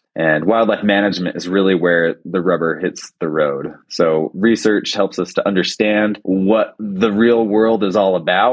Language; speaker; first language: English; native; English